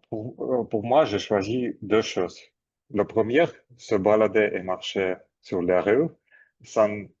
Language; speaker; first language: French; non-native, learner; Armenian